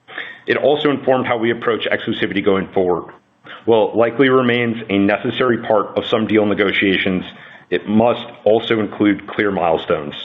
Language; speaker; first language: English; native; English